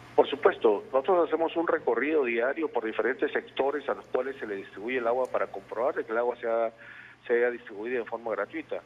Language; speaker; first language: Spanish; native; Spanish